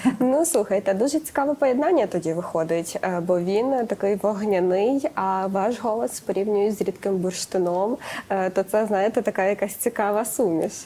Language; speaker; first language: Ukrainian; native; Ukrainian